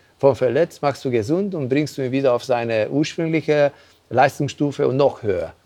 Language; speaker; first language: German; non-native, fluent; Hungarian